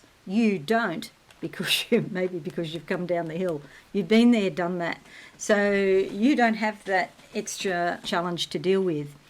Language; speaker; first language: English; native; English